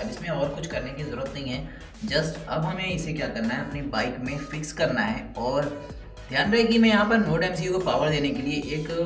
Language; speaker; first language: Hindi; native; Hindi